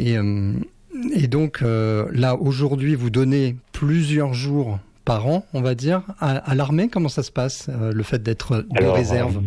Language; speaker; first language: French; native; French